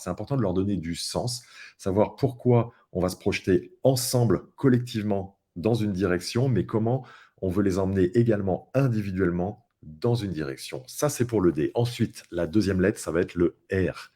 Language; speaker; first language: French; native; French